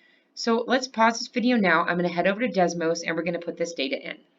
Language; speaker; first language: English; native; English